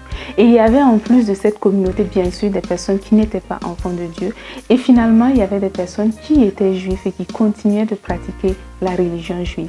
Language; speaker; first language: French; native; French